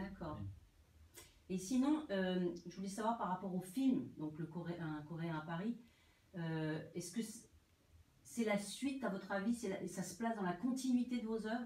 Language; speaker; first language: French; native; French